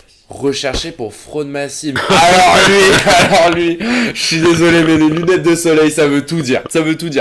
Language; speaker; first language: French; native; French